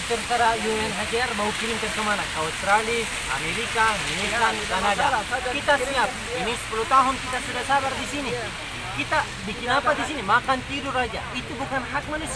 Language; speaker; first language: Indonesian; non-native, learner; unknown